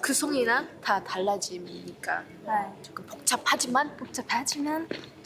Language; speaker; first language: Korean; non-native, fluent; Japanese